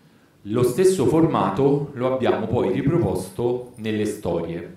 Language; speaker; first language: Italian; native; Italian